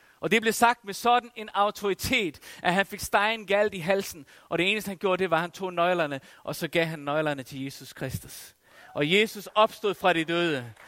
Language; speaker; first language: Danish; non-native, local second language; Faroese